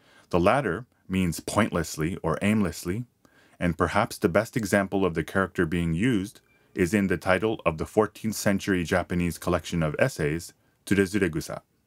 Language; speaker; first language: English; early bilingual, other home language; Japanese